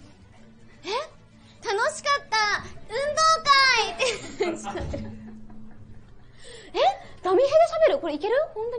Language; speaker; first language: Japanese; native; Japanese